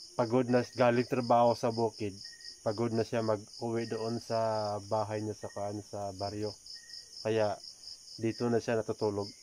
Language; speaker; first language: Filipino; non-native, local second language; Hiligaynon